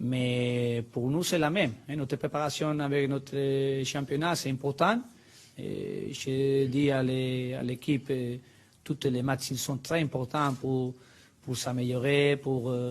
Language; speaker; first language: French; non-native, learner; Spanish